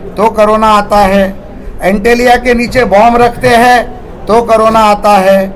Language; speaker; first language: Hindi; non-native, local second language; Marathi